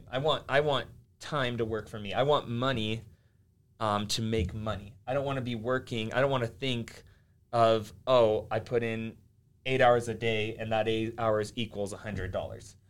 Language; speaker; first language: English; early bilingual, other home language; Finnish